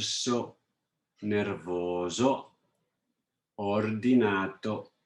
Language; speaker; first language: Italian; non-native, fluent; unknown